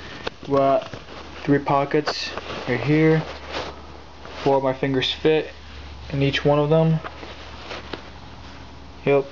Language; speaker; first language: English; native; English